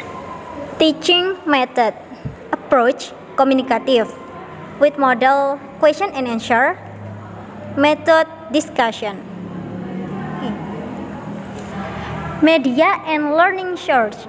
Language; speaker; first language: English; non-native, learner; Indonesian